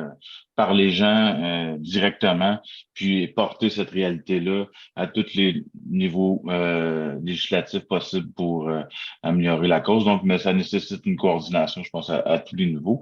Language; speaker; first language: French; native; French